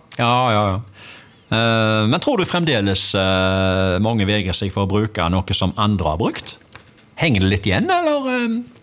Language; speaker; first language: Norwegian; native; Norwegian